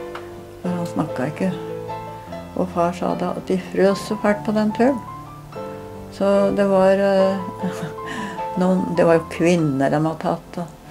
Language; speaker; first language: Norwegian; native; Norwegian